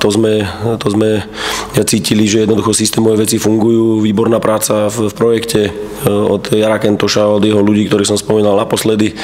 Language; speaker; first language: Slovak; native; Slovak